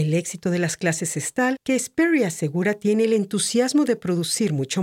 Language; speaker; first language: Spanish; native; Spanish